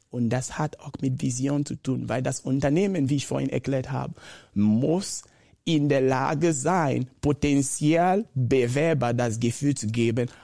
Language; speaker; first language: German; non-native, fluent; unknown